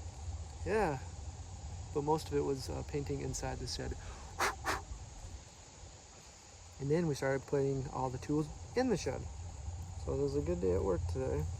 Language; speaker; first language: English; native; English